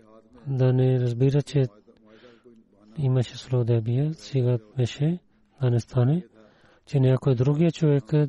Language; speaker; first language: Bulgarian; non-native, learner; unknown